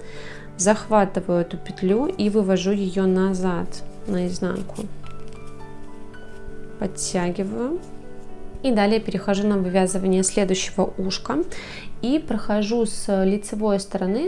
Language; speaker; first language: Russian; native; Russian